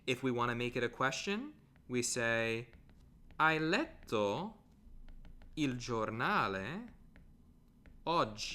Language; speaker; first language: Italian; non-native, fluent; English